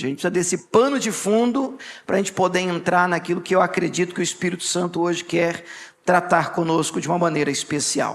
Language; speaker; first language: Portuguese; native; Portuguese